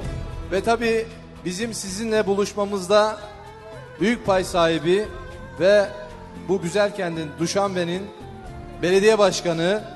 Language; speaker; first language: Turkish; native; Turkish